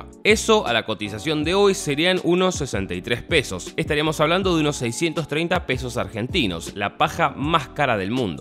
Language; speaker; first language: Spanish; native; Spanish